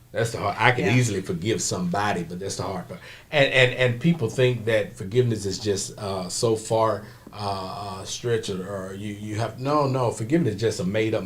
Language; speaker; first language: English; native; English